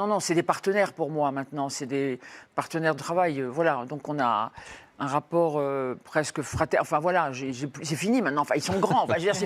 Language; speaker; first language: French; native; French